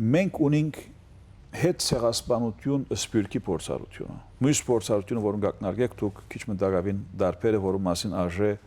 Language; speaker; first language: Armenian; early bilingual, heritage; Armenian